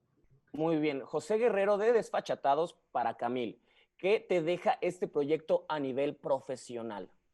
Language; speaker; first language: Spanish; native; Spanish